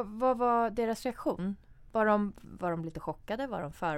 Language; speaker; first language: Swedish; early bilingual, other home language; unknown